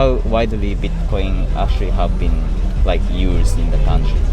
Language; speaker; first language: English; non-native, fluent; Japanese